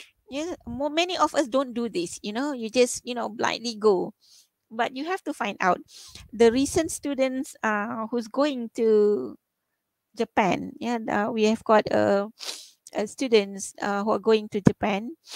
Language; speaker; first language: English; non-native, local second language; Malay